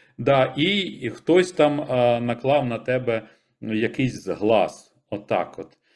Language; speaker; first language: Ukrainian; native; Ukrainian